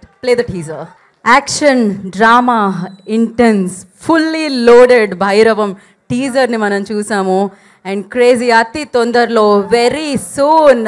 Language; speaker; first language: Telugu; native; Telugu